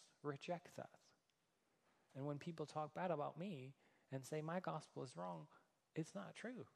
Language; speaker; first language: English; non-native, fluent; Danish